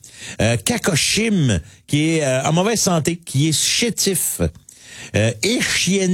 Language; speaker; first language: French; native; French